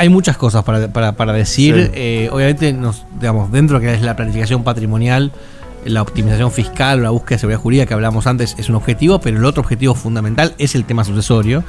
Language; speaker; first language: Spanish; native; Spanish